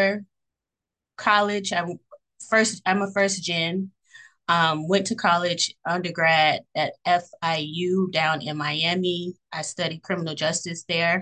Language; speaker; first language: English; native; English